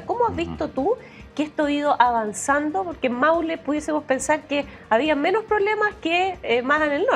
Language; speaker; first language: Spanish; native; Spanish